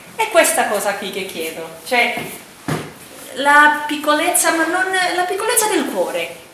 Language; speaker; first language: Italian; non-native, fluent; Portuguese